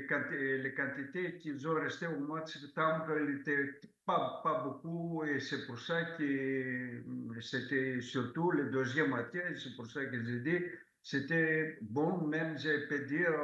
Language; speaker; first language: French; non-native, fluent; Greek